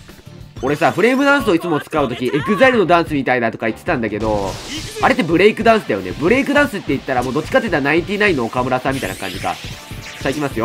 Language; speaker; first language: Japanese; native; Japanese